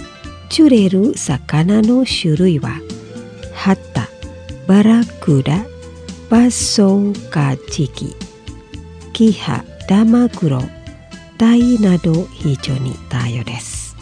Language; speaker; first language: Japanese; non-native, fluent; Indonesian